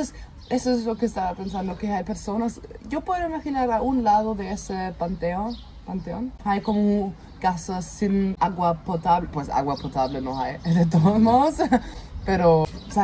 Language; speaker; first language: Spanish; non-native, fluent; German